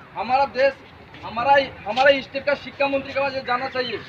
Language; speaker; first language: Hindi; non-native, local second language; Bangla